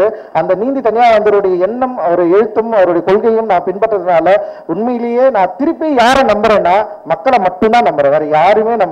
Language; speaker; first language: Tamil; native; Tamil